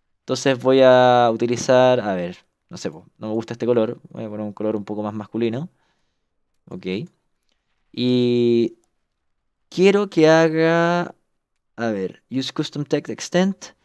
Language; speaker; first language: Spanish; native; Spanish